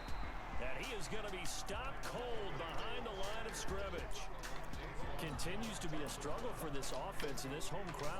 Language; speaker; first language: English; native; English